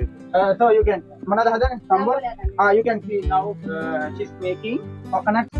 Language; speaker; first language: English; non-native, learner; Sinhala